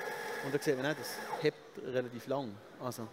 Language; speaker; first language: German; native; German